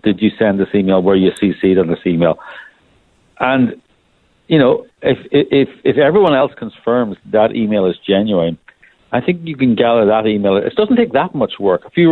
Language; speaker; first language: English; native; English